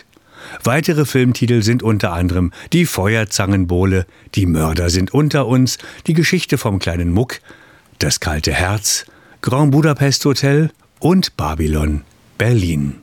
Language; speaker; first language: German; native; German